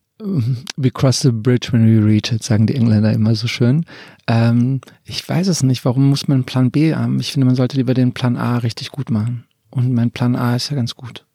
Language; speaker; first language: German; early bilingual, other home language; Croatian